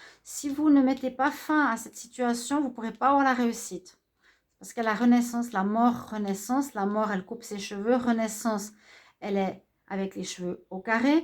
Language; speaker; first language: French; native; French